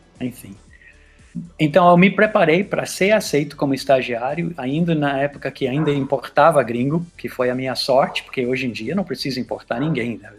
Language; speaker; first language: Portuguese; non-native, fluent; English